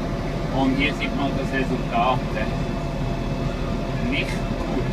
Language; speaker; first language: German; native; German